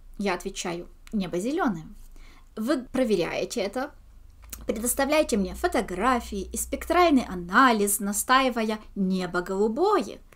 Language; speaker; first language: Russian; early bilingual, heritage; Russian